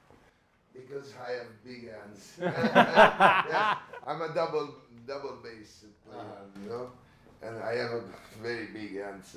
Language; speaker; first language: English; non-native, learner; Italian